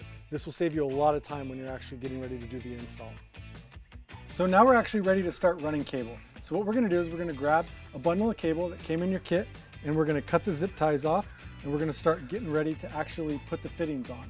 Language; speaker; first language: English; native; English